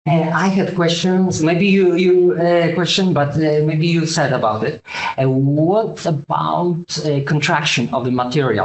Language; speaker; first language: English; non-native, learner; Polish